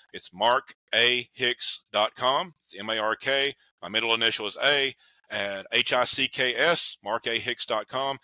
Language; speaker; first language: English; native; English